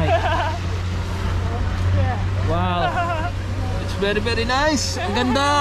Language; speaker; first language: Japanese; non-native, learner; Filipino